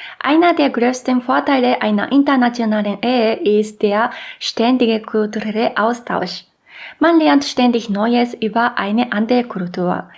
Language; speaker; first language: German; non-native, fluent; Japanese